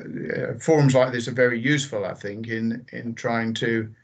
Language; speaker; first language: English; native; English